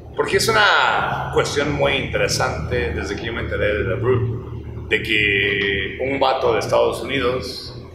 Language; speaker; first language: Spanish; native; Spanish